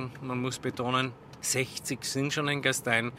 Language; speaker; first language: German; native; German